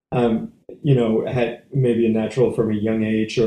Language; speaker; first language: English; native; English